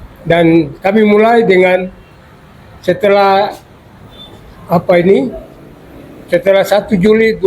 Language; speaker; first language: Indonesian; non-native, local second language; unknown